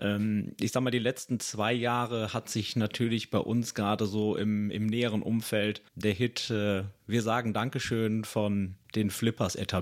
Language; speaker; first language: German; native; German